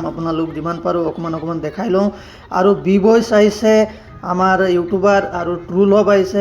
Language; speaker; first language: Assamese; non-native, local second language; Nepali